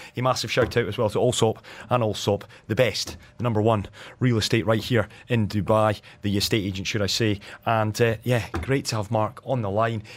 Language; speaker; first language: English; native; English